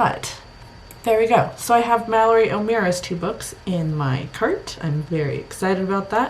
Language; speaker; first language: English; native; English